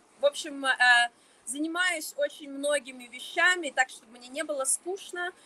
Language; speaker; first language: Russian; native; Russian